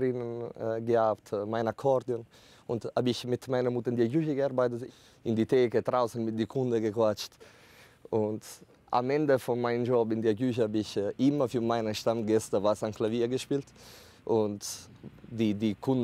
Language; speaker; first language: German; non-native, fluent; Italian